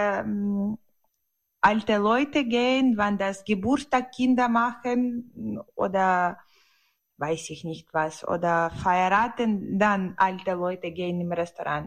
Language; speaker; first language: German; non-native, learner; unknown